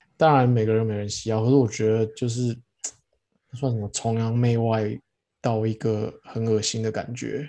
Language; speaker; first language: Chinese; native; Chinese